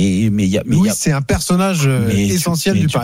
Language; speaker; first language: French; native; French